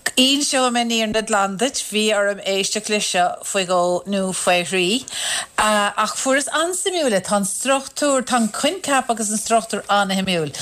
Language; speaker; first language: Irish; non-native, local second language; English